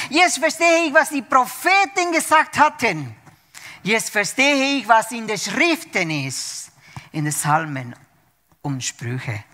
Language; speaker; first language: German; non-native, fluent; Spanish